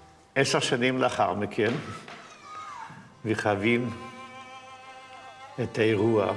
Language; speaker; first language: Hebrew; non-native, fluent; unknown